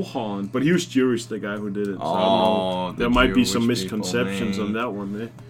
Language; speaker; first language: English; non-native, fluent; Danish